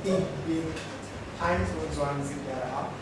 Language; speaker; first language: German; non-native, learner; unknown